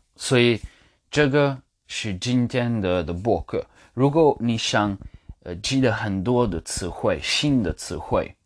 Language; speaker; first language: Chinese; non-native, learner; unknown